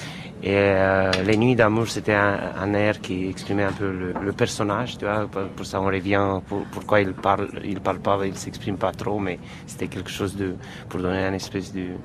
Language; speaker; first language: French; non-native, fluent; Romanian